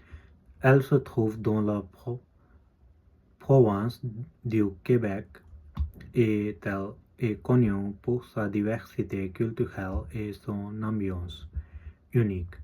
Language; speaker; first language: French; non-native, learner; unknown